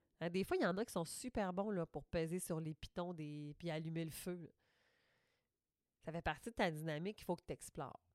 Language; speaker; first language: French; native; French